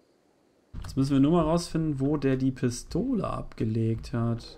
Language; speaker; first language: German; native; German